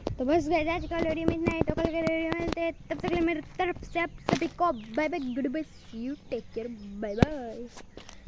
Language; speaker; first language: Hindi; non-native, local second language; Gujarati